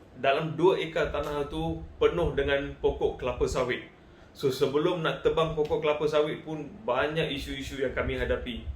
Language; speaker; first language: Malay; non-native, local second language; Tamil